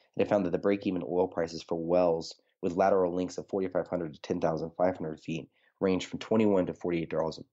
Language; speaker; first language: English; native; English